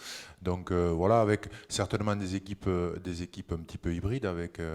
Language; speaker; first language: French; native; French